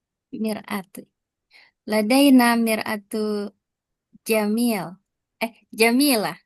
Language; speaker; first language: Arabic; non-native, learner; Indonesian